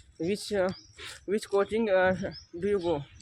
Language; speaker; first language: English; non-native, learner; Hindi